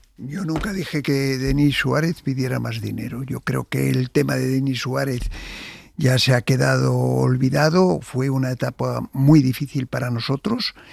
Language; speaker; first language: Spanish; native; Spanish